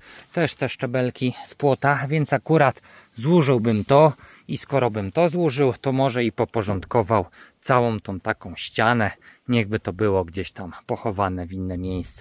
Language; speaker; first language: Polish; native; Polish